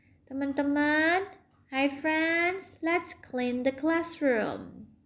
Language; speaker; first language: English; non-native, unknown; Indonesian